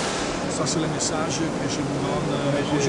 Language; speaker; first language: French; non-native, local second language; Arabic